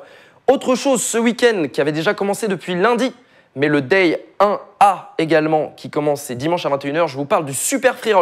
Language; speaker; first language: French; native; French